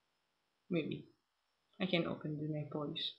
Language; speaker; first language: English; non-native, learner; Italian